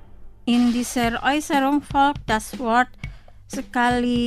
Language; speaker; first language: German; non-native, fluent; Indonesian